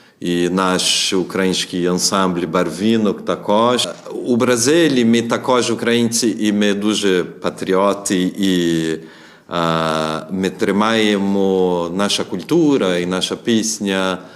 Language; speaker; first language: Ukrainian; early bilingual, heritage; Portuguese